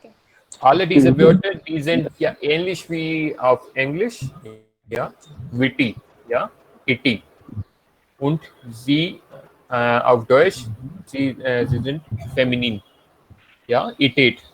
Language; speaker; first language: German; non-native, fluent; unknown